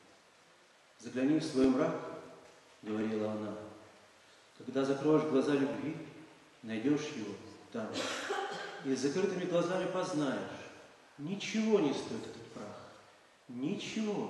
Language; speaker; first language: Russian; native; Russian